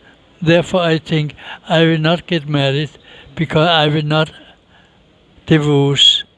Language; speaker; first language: English; non-native, learner; Danish